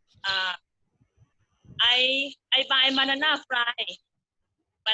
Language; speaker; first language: English; non-native, learner; Thai